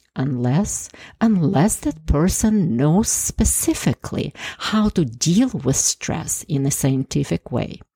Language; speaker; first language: English; non-native, fluent; Ukrainian